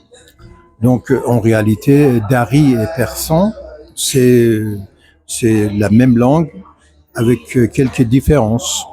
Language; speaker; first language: French; non-native, fluent; Persian